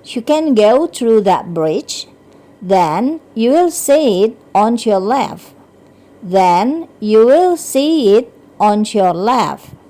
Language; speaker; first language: English; non-native, fluent; Indonesian